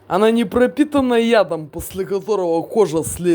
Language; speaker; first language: Russian; native; Russian